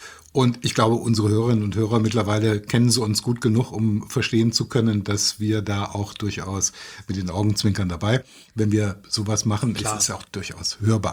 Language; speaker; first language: German; native; German